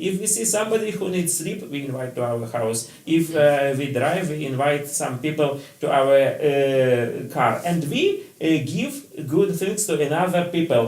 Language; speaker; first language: English; non-native, learner; Russian